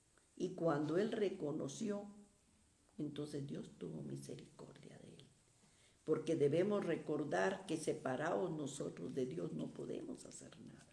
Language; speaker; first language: Spanish; native; Spanish